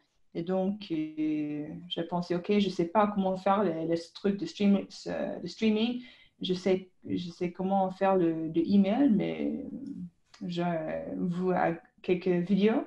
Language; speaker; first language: French; non-native, fluent; English